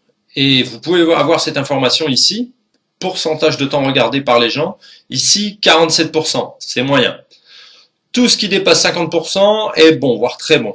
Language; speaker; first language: French; native; French